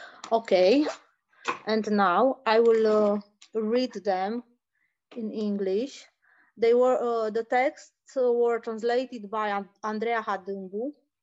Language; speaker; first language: English; non-native, fluent; Romanian